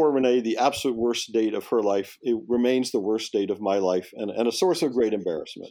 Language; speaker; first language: English; native; English